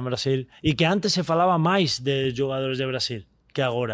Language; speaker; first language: Portuguese; non-native, learner; Spanish